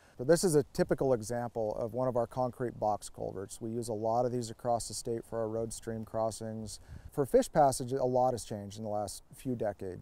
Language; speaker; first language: English; native; English